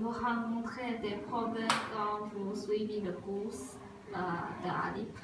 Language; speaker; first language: French; non-native, learner; Chinese